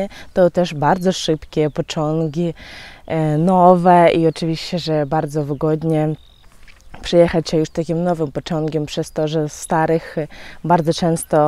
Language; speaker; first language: Polish; non-native, fluent; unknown